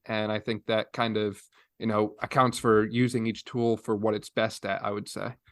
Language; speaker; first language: English; native; English